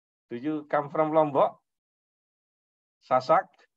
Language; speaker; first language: English; non-native, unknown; Indonesian